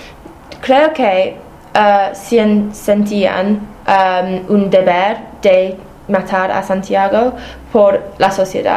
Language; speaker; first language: Spanish; non-native, fluent; English